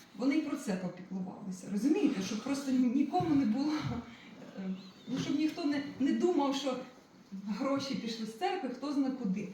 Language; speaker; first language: Ukrainian; non-native, local second language; Russian